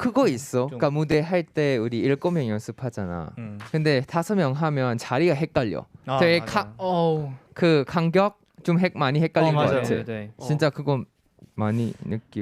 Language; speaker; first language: Korean; non-native, fluent; Thai